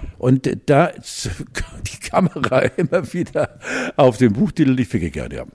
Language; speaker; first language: German; native; German